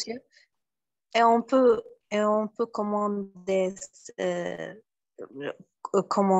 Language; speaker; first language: French; non-native, learner; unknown